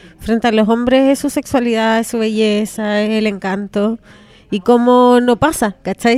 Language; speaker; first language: Spanish; native; Spanish